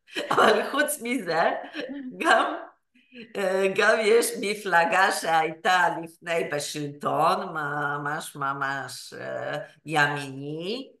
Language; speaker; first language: Hebrew; non-native, learner; Polish